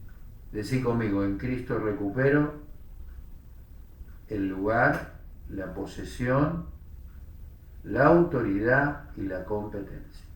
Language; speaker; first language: Spanish; native; Spanish